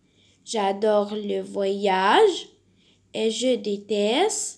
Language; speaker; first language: French; non-native, learner; Arabic